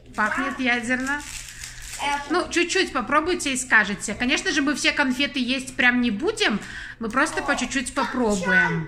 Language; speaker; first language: Russian; native; Russian